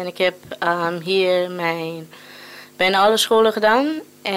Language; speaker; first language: Dutch; non-native, local second language; Papiamento